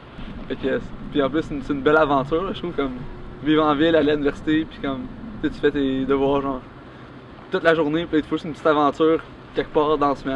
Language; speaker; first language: French; native; French